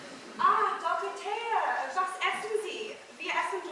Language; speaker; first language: German; non-native, learner; English